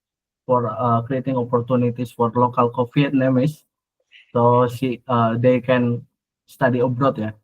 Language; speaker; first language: English; non-native, learner; Indonesian